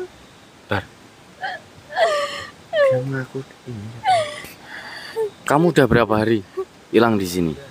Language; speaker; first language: Indonesian; native; Indonesian